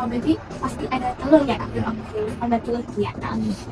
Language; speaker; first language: Indonesian; native; Indonesian